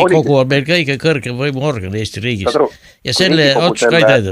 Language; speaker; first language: Estonian; native; Estonian